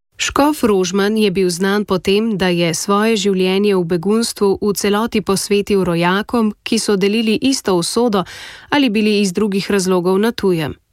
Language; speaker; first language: Slovenian; native; Slovenian